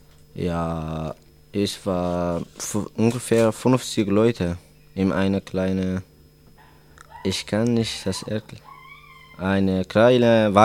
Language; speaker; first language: German; non-native, learner; Tigrinya